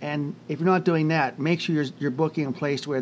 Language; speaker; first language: English; native; English